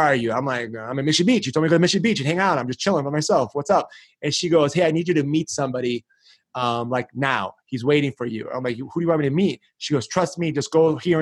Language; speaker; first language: English; early bilingual, other home language; Greek